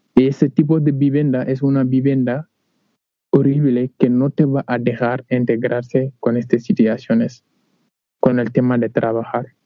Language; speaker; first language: Spanish; non-native, learner; Wolof